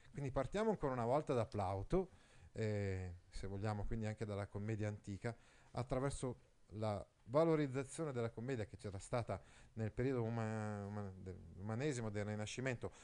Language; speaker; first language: Italian; native; Italian